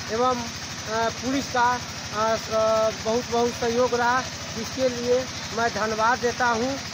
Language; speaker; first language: Hindi; native; Hindi